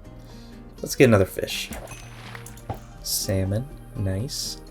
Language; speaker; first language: English; native; English